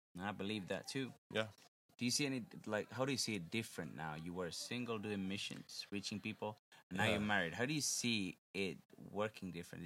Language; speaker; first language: English; non-native, fluent; Finnish